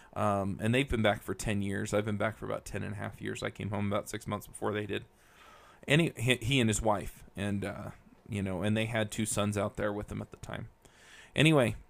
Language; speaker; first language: English; native; English